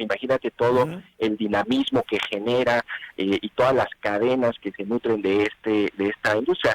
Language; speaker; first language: Spanish; native; Spanish